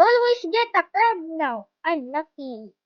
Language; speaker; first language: English; non-native, learner; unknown